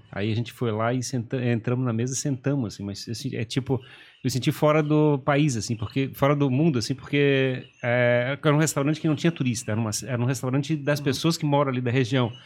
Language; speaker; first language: Portuguese; native; Portuguese